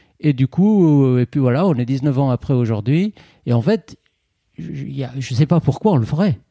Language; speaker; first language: French; non-native, fluent; Persian